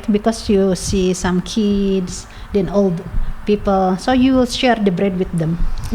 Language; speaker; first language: English; non-native, learner; Indonesian